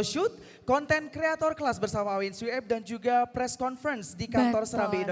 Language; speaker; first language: Indonesian; native; Indonesian